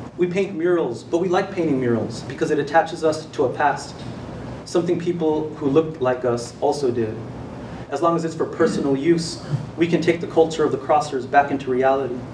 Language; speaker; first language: English; native; English